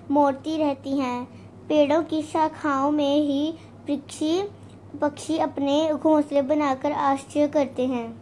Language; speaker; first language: Hindi; non-native, local second language; Punjabi